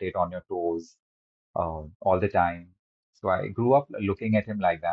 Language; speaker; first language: English; non-native, local second language; Hindi